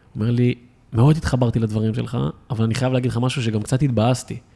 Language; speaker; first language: Hebrew; native; Hebrew